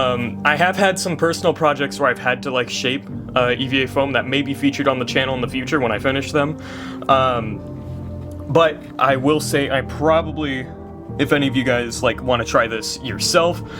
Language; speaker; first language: English; native; English